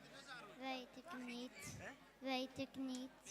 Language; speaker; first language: Dutch; early bilingual, other home language; Kurdish